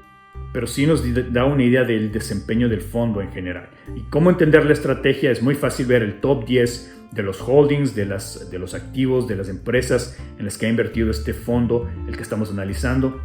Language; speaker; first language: Spanish; native; Spanish